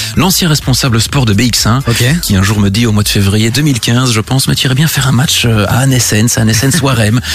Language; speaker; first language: French; native; French